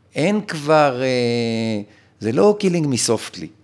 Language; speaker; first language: Hebrew; native; Hebrew